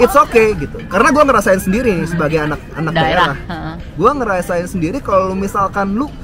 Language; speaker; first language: Indonesian; native; Indonesian